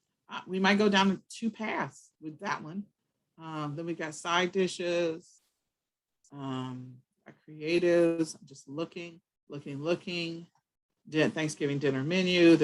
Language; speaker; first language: English; native; English